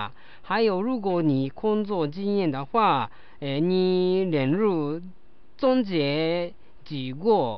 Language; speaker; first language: Chinese; non-native, learner; Japanese